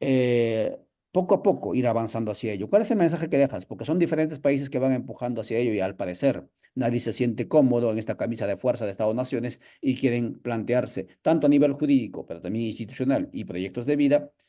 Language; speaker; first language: Spanish; native; Spanish